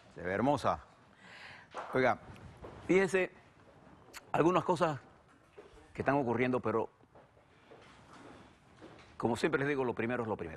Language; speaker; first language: Spanish; native; Spanish